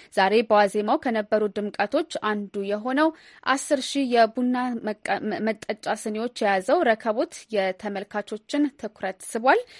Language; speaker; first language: Amharic; native; Amharic